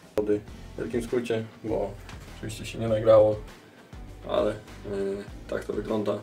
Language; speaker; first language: Polish; native; Polish